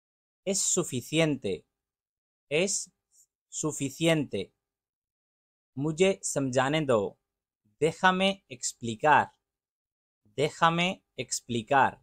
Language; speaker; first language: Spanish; non-native, learner; Urdu